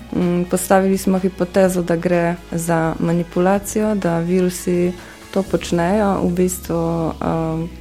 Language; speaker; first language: Slovenian; non-native, fluent; Polish